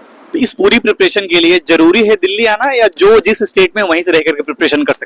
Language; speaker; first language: Hindi; native; Hindi